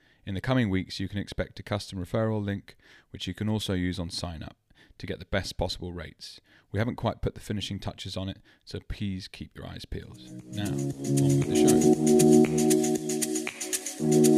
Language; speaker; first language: English; native; English